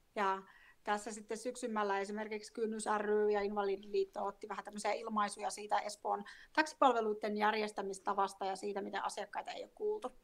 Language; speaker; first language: Finnish; native; Finnish